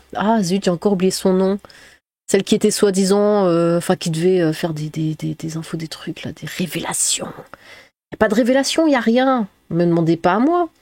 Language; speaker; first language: French; native; French